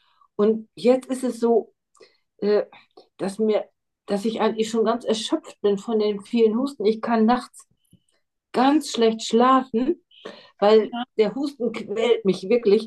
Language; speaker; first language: German; native; German